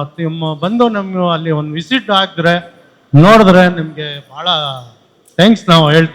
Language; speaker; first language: Kannada; non-native, local second language; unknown